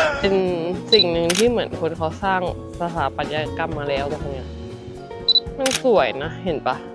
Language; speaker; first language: Thai; native; Thai